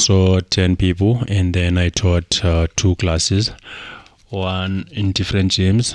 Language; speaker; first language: English; non-native, local second language; Xhosa